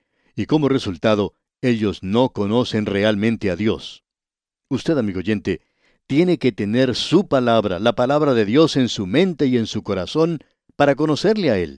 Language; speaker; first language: Spanish; native; Spanish